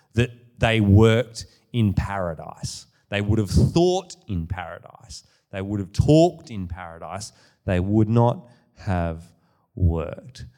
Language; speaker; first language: English; native; English